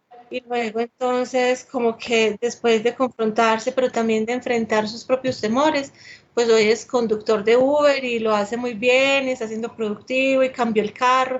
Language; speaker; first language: Spanish; native; Spanish